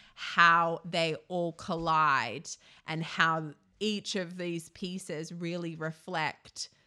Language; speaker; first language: English; native; English